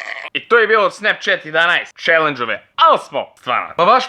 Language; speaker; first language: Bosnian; non-native, learner; English